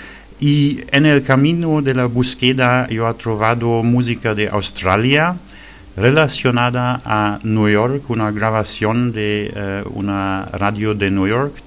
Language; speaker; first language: Spanish; non-native, fluent; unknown